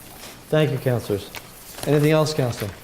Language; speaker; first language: English; native; English